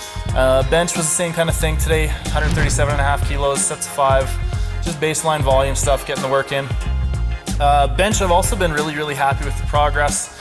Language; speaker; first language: English; native; English